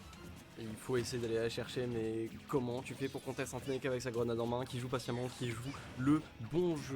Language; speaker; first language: French; native; French